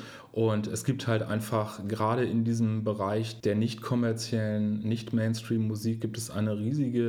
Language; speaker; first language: German; native; German